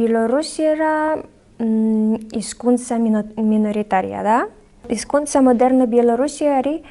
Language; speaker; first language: Basque; non-native, learner; Belarusian